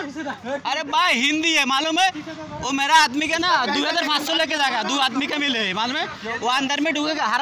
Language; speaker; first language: Hindi; non-native, learner; Bangla